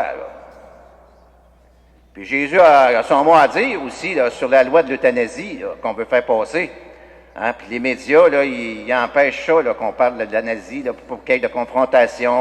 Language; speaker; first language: French; native; French